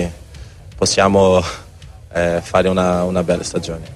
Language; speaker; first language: Italian; non-native, learner; Portuguese